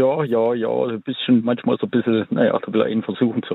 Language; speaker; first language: German; native; German